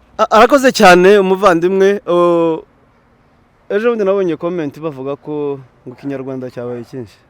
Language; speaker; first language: Kinyarwanda; native; Kinyarwanda